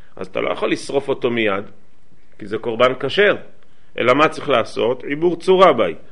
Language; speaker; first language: Hebrew; native; Hebrew